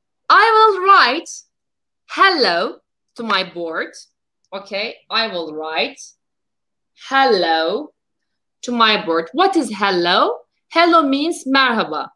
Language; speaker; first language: English; non-native, fluent; Turkish